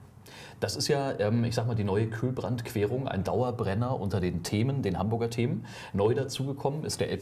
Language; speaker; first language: German; native; German